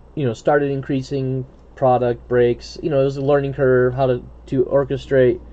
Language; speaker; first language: English; native; English